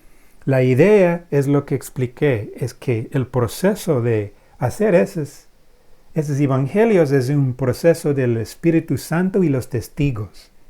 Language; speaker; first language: Spanish; non-native, fluent; English